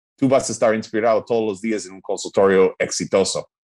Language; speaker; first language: Spanish; non-native, fluent; English